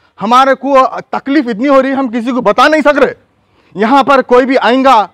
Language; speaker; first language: Hindi; native; Hindi